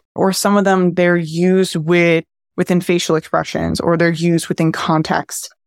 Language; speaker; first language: English; native; English